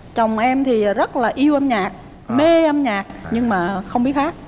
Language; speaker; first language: Vietnamese; native; Vietnamese